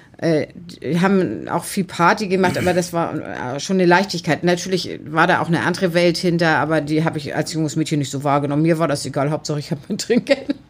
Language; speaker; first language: German; native; German